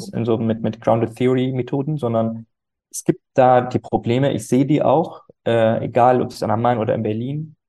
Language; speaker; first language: German; non-native, fluent; Arabic